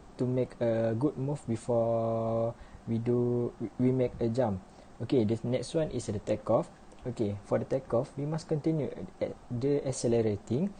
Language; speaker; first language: English; non-native, learner; Malay